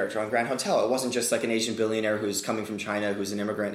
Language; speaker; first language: English; native; English